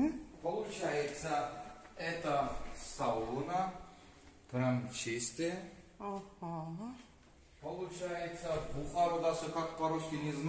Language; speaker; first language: Russian; non-native, learner; Turkish